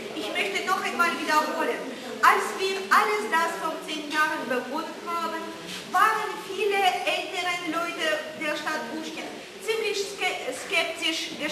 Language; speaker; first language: German; non-native, fluent; Russian